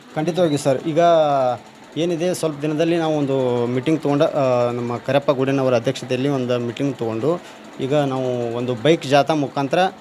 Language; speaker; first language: Kannada; native; Kannada